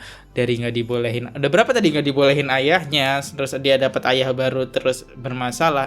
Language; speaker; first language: Indonesian; native; Indonesian